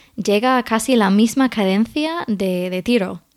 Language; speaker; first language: Spanish; non-native, fluent; English